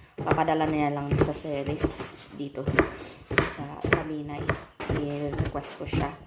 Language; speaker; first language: Filipino; non-native, local second language; Cebuano